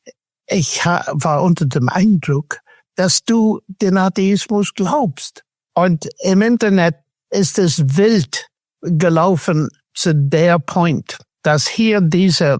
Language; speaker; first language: German; non-native, fluent; English